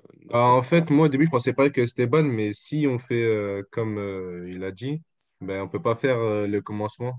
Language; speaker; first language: French; native; French